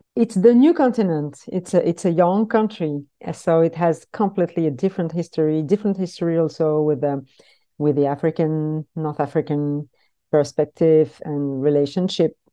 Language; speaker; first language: English; non-native, fluent; French